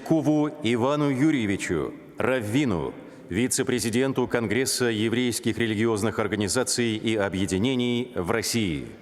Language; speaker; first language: Russian; native; Russian